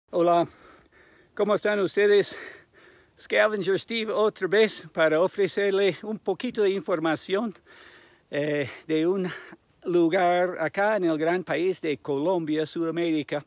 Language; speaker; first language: Spanish; non-native, fluent; English